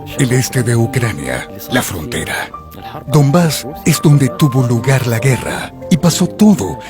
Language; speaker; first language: Spanish; native; Spanish